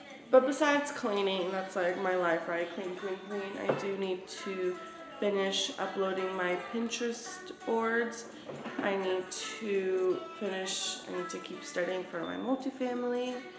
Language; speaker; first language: English; early bilingual, other home language; Spanish